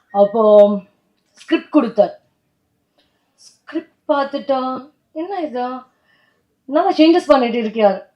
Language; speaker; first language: Tamil; non-native, learner; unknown